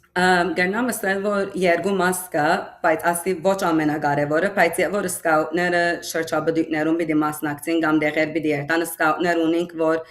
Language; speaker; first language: Armenian; early bilingual, heritage; Armenian